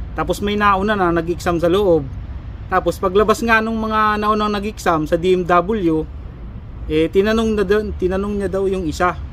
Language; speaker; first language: Filipino; native; Filipino